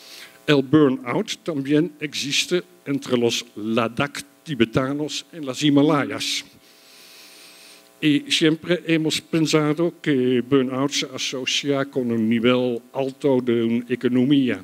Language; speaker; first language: Spanish; non-native, fluent; Dutch